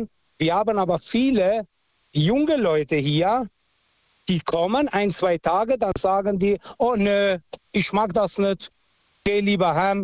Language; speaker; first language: German; non-native, local second language; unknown